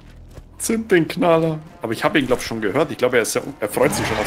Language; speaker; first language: German; native; German